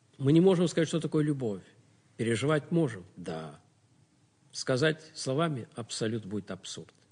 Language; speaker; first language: Russian; native; Russian